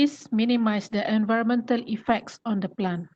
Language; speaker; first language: English; non-native, fluent; Malay